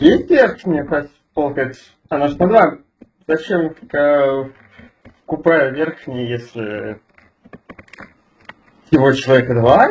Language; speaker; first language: Russian; native; Russian